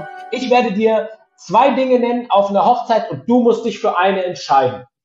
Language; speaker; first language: German; native; German